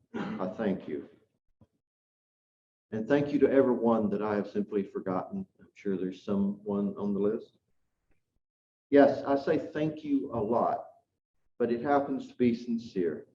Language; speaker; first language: English; native; English